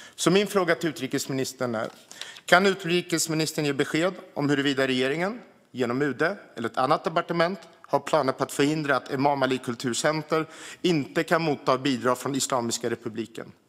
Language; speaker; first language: Swedish; early bilingual, other home language; Armenian